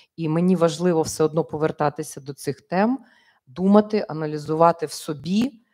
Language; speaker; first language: Ukrainian; native; Ukrainian